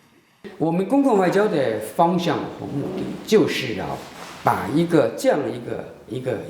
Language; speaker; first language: Chinese; native; Chinese